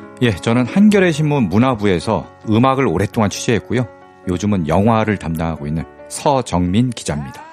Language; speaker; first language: Korean; native; Korean